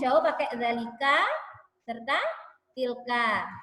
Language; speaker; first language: Indonesian; native; Indonesian